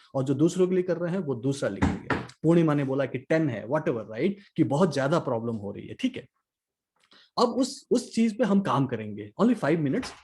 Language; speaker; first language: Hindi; non-native, local second language; Nepali